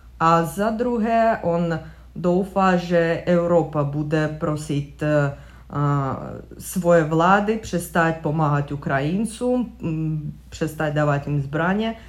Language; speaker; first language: Czech; non-native, learner; Russian